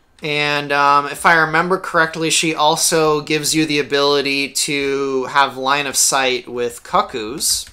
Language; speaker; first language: English; native; English